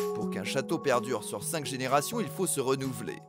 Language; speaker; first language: French; native; French